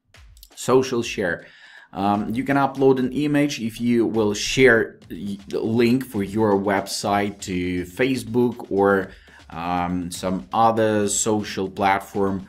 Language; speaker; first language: English; non-native, fluent; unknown